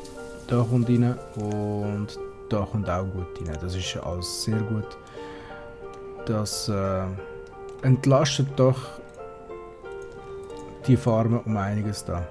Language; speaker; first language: German; native; German